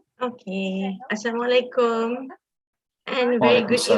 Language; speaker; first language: English; non-native, local second language; Malay